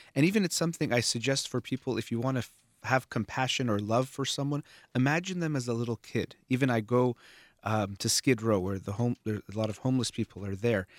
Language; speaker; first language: English; early bilingual, other home language; Persian